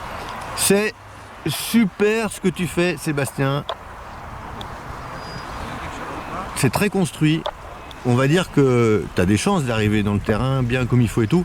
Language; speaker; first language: French; native; French